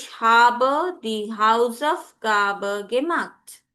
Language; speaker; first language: German; non-native, learner; Hindi